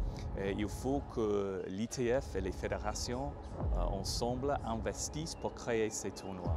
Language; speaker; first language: French; non-native, fluent; English